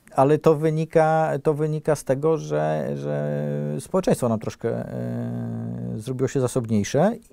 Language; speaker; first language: Polish; native; Polish